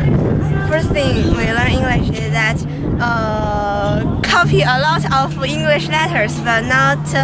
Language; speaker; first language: English; non-native, learner; Chinese